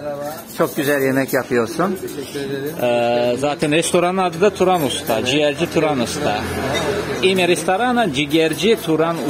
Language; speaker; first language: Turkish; non-native, learner; Russian